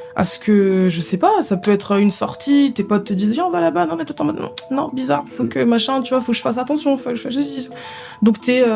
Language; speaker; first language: French; early bilingual, other home language; Lingala